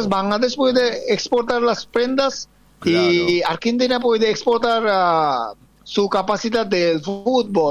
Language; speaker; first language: Spanish; non-native, fluent; Bangla